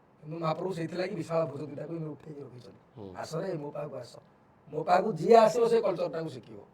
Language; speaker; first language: Odia; native; Odia